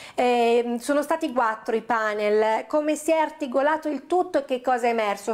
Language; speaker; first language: Italian; native; Italian